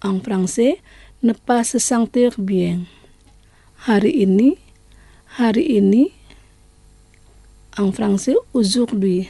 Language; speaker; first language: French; non-native, fluent; Indonesian